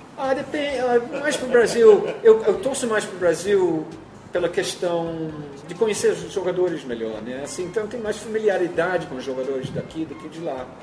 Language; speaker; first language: Portuguese; non-native, fluent; English